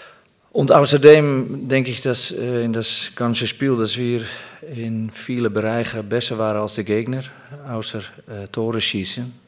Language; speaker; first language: German; non-native, fluent; Dutch